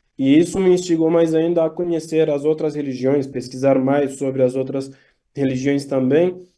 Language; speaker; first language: Portuguese; non-native, fluent; Turkish